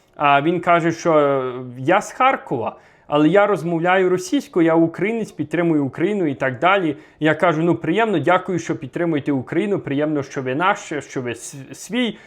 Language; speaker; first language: Ukrainian; native; Ukrainian